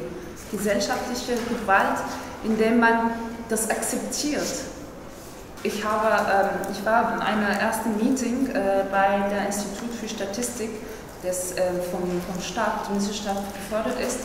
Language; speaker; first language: German; non-native, fluent; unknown